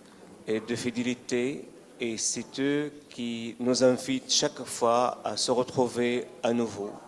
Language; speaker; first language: French; non-native, fluent; Arabic